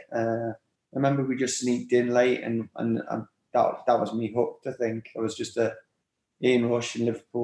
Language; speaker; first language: English; native; English